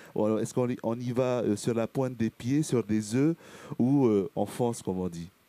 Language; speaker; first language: French; native; French